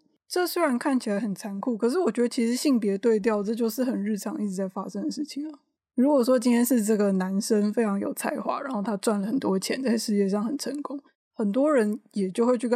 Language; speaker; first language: Chinese; native; Chinese